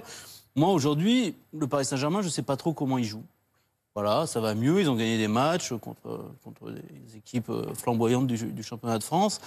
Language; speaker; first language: French; native; French